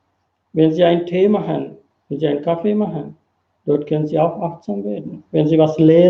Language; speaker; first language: German; non-native, fluent; Sinhala